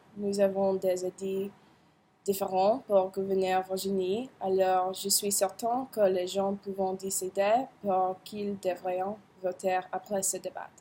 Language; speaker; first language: French; non-native, learner; English